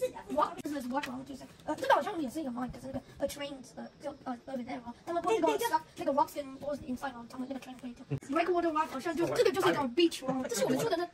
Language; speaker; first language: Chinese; early bilingual, heritage; English